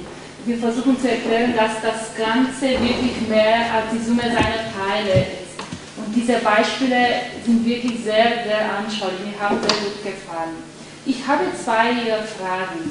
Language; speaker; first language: German; non-native, fluent; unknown